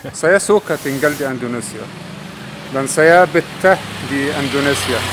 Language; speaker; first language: Indonesian; non-native, fluent; Arabic